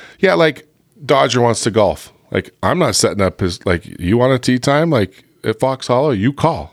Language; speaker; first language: English; native; English